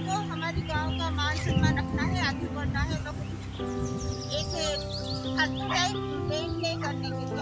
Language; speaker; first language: Hindi; non-native, local second language; Odia